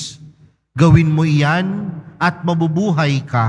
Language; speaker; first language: Filipino; native; Filipino